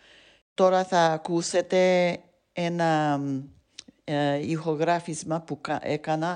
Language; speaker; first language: Greek; non-native, fluent; English